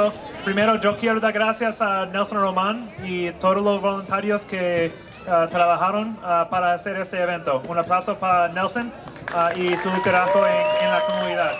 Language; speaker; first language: Spanish; non-native, fluent; English